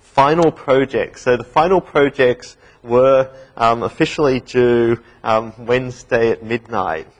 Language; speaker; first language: English; native; English